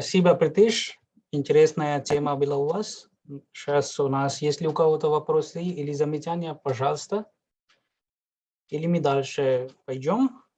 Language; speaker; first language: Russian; non-native, fluent; Hindi